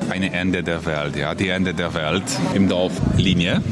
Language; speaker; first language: German; non-native, learner; Polish